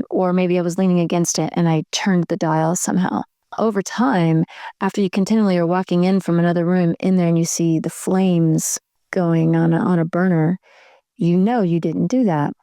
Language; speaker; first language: English; native; English